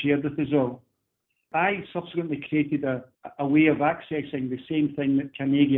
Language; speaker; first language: English; native; English